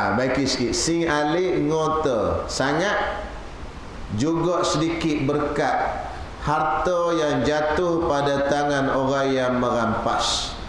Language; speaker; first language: Malay; native; Malay